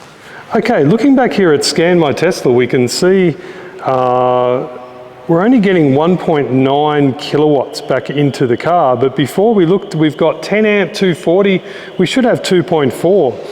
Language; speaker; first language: English; native; English